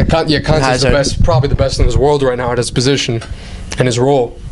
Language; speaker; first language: English; native; English